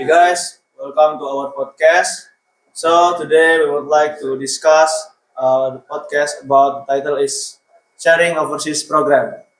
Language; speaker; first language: English; non-native, learner; Indonesian